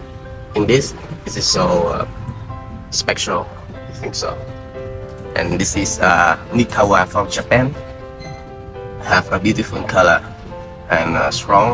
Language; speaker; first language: English; non-native, learner; Vietnamese